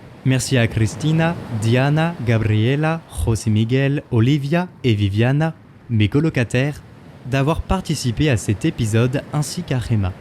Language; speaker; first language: French; native; French